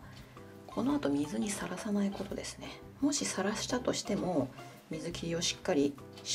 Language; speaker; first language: Japanese; native; Japanese